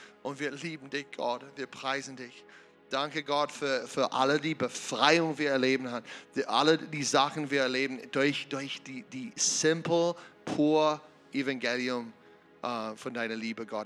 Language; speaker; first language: German; non-native, learner; English